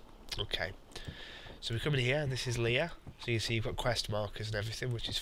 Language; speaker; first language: English; native; English